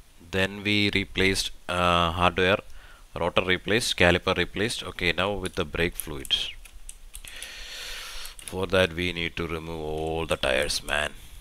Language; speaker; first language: English; non-native, local second language; Malayalam